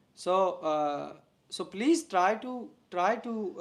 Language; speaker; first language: English; non-native, local second language; Hindi